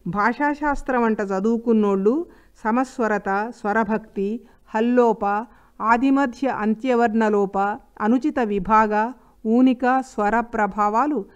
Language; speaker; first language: Telugu; native; Telugu